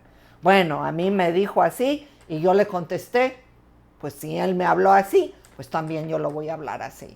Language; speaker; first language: Spanish; non-native, fluent; English